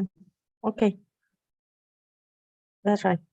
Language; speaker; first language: English; non-native, learner; Spanish